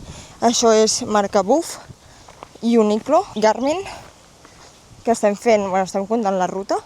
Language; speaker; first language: Catalan; native; Catalan